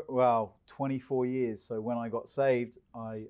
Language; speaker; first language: English; native; English